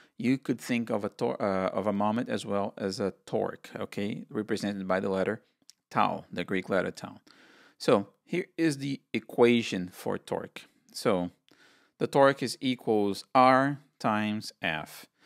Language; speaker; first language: English; non-native, fluent; Portuguese